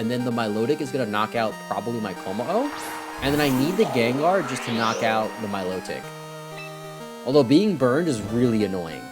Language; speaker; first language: English; native; English